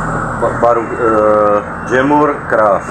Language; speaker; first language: Indonesian; non-native, learner; French